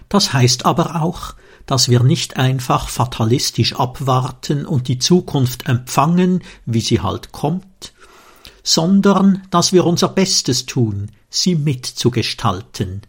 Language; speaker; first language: German; native; German